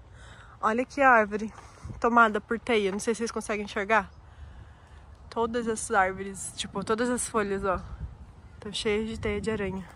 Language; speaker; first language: Portuguese; native; Portuguese